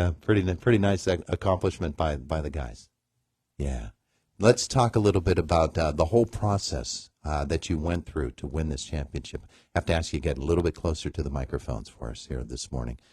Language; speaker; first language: English; native; English